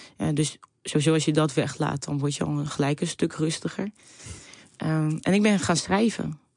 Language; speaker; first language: Dutch; native; Dutch